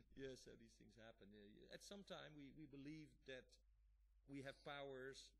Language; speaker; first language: English; non-native, fluent; Dutch